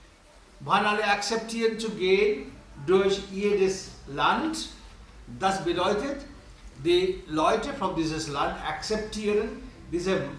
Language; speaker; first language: German; non-native, learner; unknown